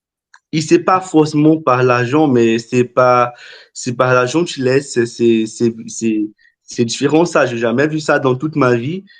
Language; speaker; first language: French; non-native, fluent; Portuguese